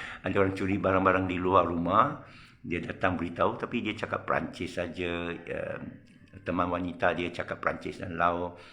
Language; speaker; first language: Malay; non-native, local second language; Chinese